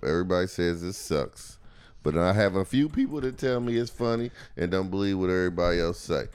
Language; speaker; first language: English; native; English